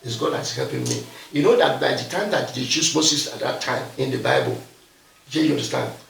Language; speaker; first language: English; non-native, local second language; Yoruba